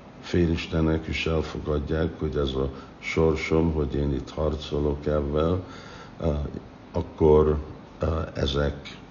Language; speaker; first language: Hungarian; non-native, fluent; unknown